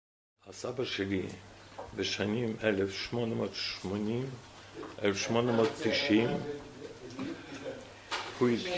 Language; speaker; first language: Hebrew; non-native, fluent; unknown